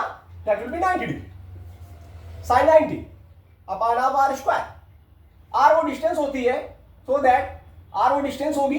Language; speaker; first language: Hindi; native; Hindi